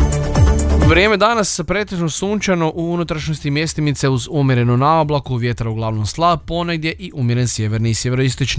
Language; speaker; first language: Croatian; native; Croatian